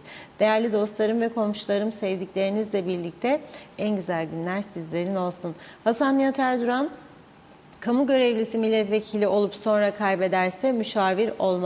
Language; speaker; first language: Turkish; native; Turkish